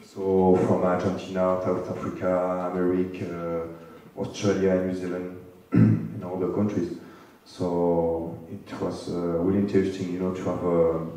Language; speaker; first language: English; non-native, fluent; French